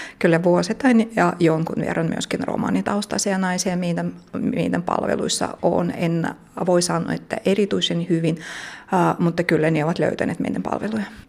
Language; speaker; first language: Finnish; non-native, fluent; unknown